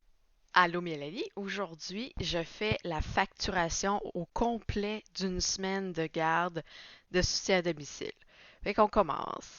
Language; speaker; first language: French; native; French